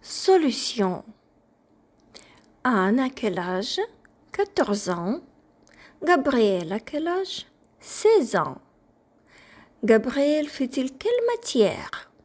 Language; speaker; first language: French; non-native, fluent; Ukrainian